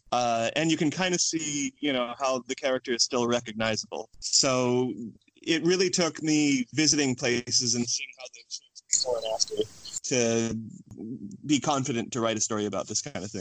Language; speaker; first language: English; native; English